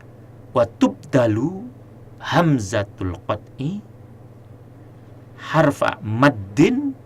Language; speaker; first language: Arabic; non-native, fluent; Indonesian